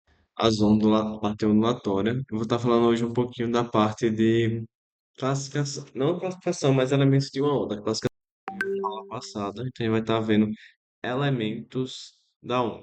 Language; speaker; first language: Portuguese; native; Portuguese